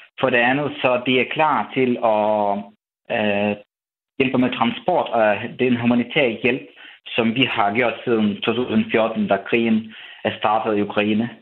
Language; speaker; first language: Danish; non-native, fluent; Ukrainian